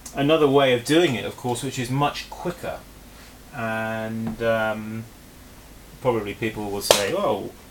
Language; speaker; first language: English; native; English